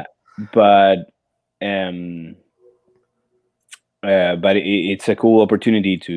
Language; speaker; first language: English; non-native, fluent; Spanish